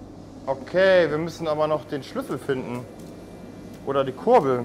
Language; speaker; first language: German; native; German